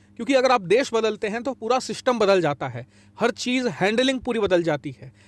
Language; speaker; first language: Hindi; native; Hindi